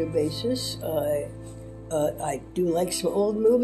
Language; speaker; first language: English; native; English